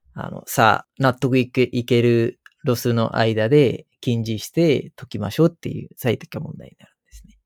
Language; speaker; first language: Japanese; non-native, fluent; Sinhala